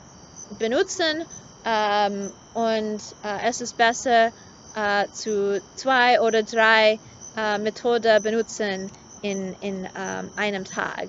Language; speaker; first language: German; non-native, learner; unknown